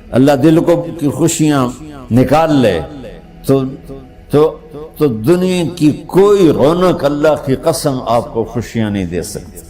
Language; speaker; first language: Urdu; non-native, local second language; Punjabi